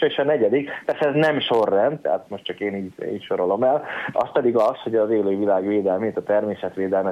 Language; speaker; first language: Hungarian; native; Hungarian